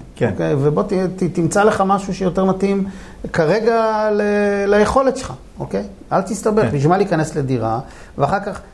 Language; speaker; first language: Hebrew; native; Hebrew